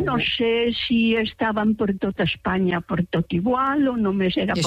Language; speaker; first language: Catalan; non-native, local second language; Spanish